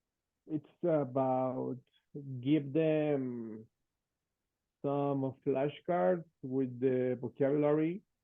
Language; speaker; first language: English; non-native, fluent; Spanish